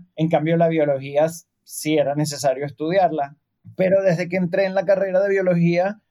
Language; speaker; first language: Spanish; native; Spanish